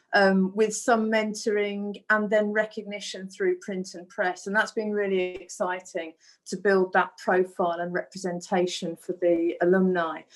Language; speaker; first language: English; native; English